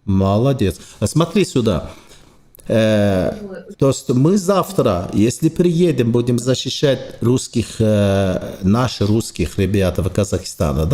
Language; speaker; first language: Russian; non-native, fluent; Turkish